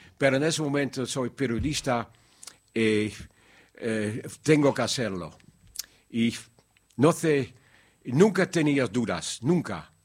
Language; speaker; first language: Spanish; non-native, learner; Dutch